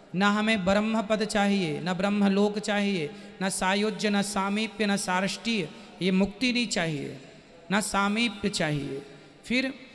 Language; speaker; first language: Hindi; native; Hindi